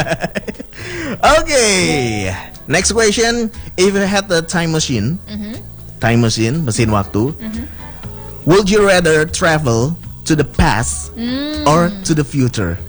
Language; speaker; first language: English; non-native, learner; Indonesian